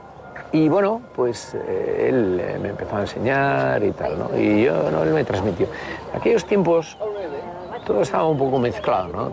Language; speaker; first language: Spanish; native; Spanish